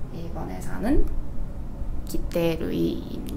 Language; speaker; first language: Korean; non-native, fluent; Japanese